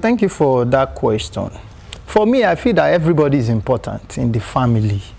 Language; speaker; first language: English; non-native, local second language; Yoruba